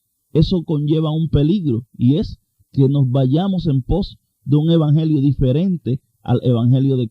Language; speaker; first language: Spanish; native; Spanish